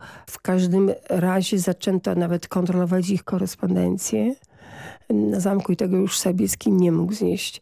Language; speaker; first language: Polish; native; Polish